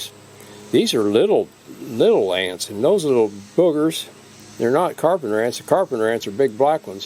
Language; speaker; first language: English; native; English